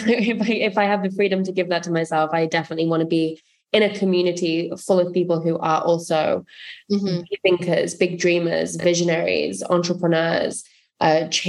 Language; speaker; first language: English; native; English